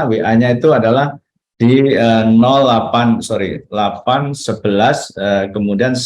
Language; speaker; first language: Indonesian; native; Indonesian